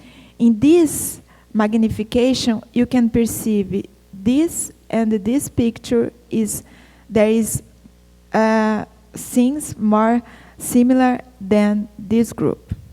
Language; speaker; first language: English; non-native, fluent; Portuguese